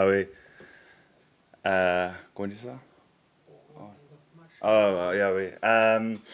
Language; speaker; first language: French; non-native, learner; English